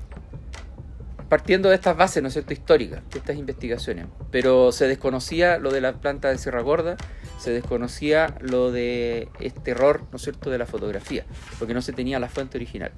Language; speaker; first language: Spanish; native; Spanish